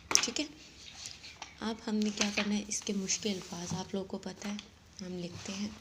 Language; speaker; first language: Hindi; non-native, local second language; Saraiki